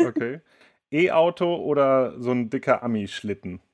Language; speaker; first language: German; native; German